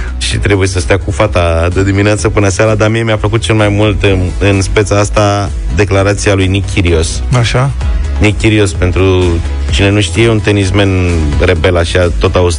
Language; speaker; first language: Romanian; native; Romanian